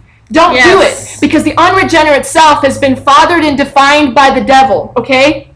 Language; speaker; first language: English; native; English